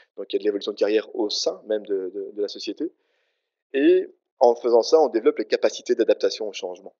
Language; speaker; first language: French; native; French